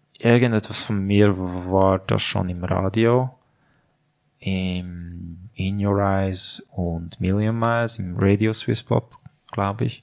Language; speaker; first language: German; non-native, fluent; Hungarian